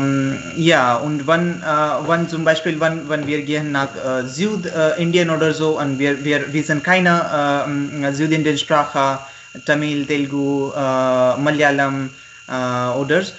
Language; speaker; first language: German; non-native, learner; Marathi